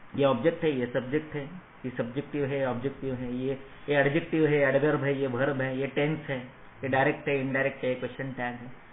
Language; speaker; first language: Hindi; non-native, local second language; Marathi